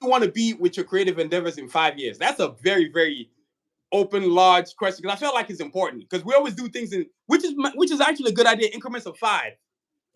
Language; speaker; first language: English; native; English